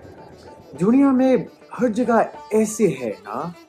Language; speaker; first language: Hindi; non-native, fluent; English